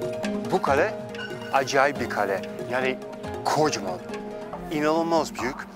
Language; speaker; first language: Turkish; non-native, fluent; Dutch